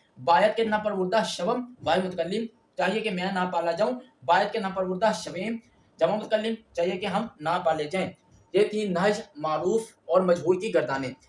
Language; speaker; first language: Urdu; native; Urdu